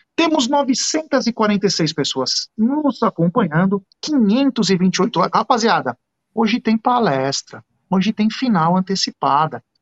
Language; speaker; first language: Portuguese; native; Portuguese